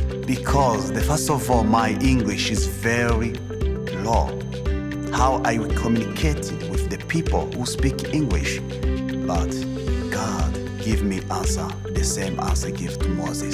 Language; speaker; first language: English; non-native, local second language; Kinyarwanda